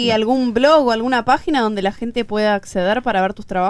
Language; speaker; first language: Spanish; native; Spanish